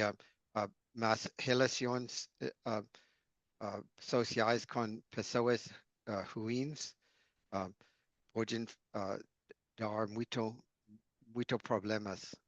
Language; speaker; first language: Portuguese; non-native, learner; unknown